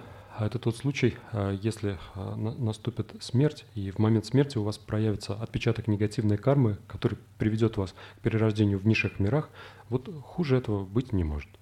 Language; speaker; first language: Russian; native; Russian